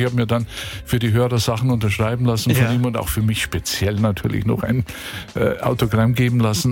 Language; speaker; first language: German; native; German